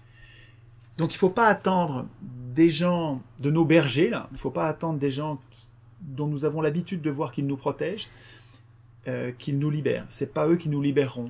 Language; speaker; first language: French; native; French